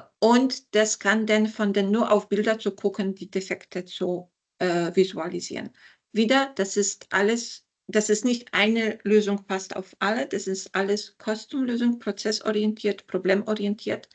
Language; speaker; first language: German; non-native, fluent; Polish